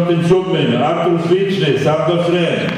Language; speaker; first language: Polish; native; Polish